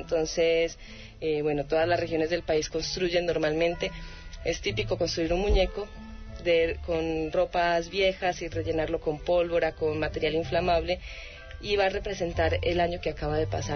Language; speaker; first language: Spanish; native; Spanish